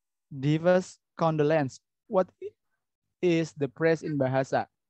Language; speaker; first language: English; non-native, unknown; Indonesian